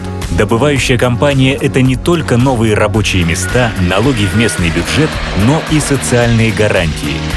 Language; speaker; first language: Russian; native; Russian